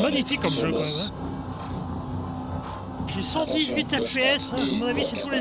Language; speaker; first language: French; native; French